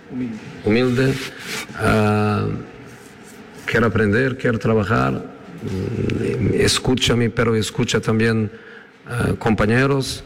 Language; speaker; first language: Spanish; non-native, fluent; Portuguese